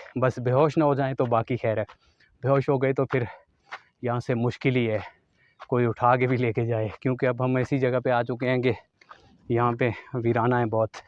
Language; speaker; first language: Urdu; non-native, local second language; Northern Hindko